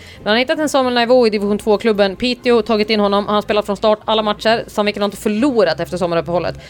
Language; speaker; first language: Swedish; native; Swedish